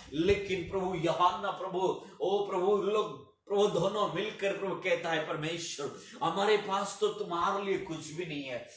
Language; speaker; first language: Hindi; non-native, local second language; Telugu